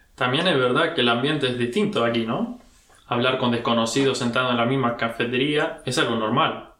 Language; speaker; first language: Spanish; early bilingual, heritage; Spanish